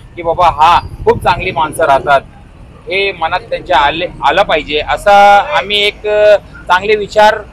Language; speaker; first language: Marathi; non-native, local second language; Urdu